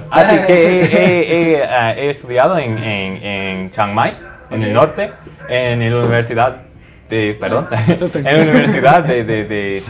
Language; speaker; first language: Spanish; non-native, fluent; English